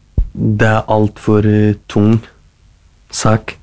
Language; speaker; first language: Norwegian; non-native, learner; Kurdish